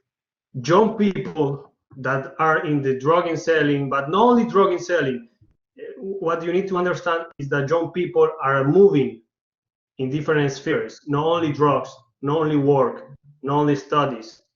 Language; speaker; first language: English; non-native, learner; Spanish